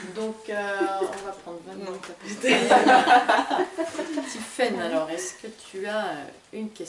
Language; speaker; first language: French; native; French